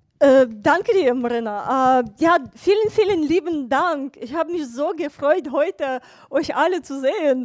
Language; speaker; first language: German; non-native, learner; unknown